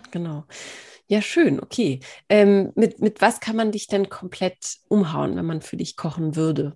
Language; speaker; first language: German; native; German